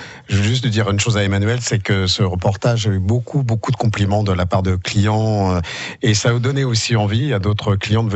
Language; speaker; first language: French; native; French